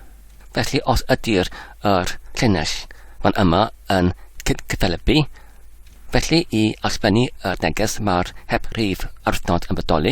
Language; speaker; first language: Welsh; non-native, learner; English